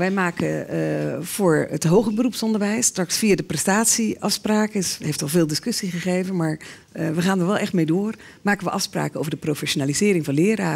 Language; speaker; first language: Dutch; native; Dutch